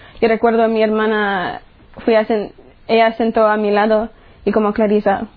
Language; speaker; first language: Spanish; early bilingual, heritage; English